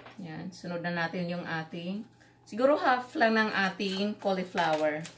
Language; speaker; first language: Filipino; non-native, local second language; Cebuano